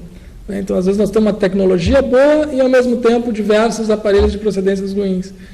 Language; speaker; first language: Portuguese; native; Portuguese